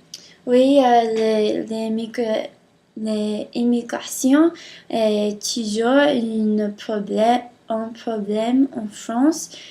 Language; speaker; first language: French; non-native, learner; English